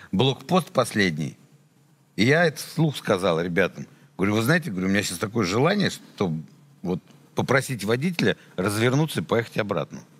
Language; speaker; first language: Russian; native; Russian